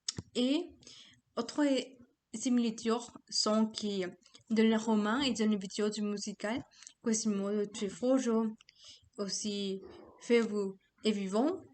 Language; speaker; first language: French; non-native, learner; Spanish